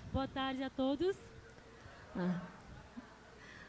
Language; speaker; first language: Portuguese; non-native, fluent; Korean